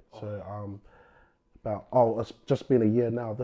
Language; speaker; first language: English; native; English